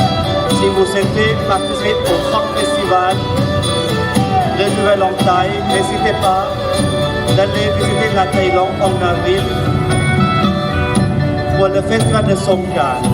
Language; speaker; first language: French; non-native, fluent; Thai